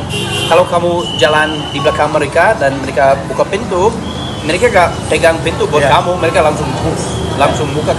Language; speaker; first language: Indonesian; non-native, fluent; English